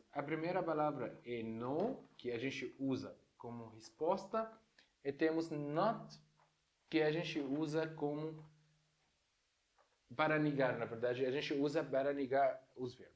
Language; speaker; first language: Portuguese; non-native, fluent; Arabic